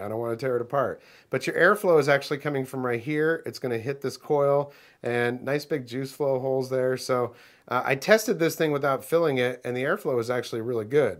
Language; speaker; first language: English; native; English